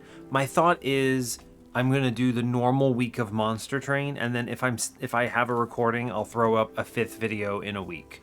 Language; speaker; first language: English; native; English